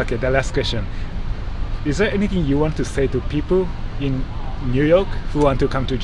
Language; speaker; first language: English; non-native, fluent; Japanese